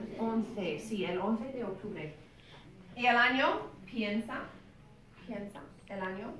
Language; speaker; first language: Spanish; non-native, fluent; English